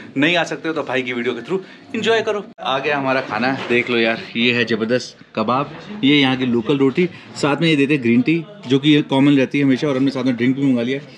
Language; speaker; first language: Hindi; native; Hindi